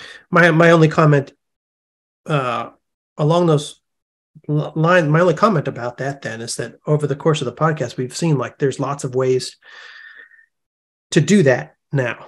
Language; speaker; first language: English; native; English